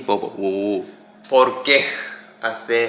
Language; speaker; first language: Spanish; non-native, learner; Japanese